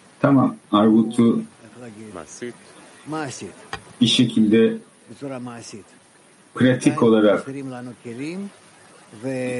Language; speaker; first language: Turkish; native; Turkish